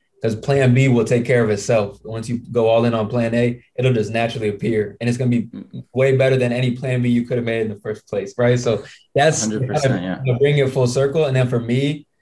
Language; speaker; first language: English; native; English